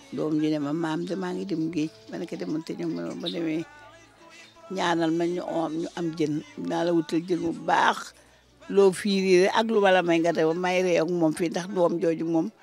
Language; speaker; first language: Wolof; native; Wolof